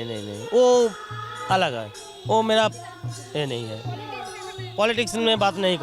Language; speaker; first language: Hindi; non-native, local second language; Bangla